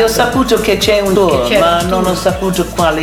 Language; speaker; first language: Italian; non-native, learner; English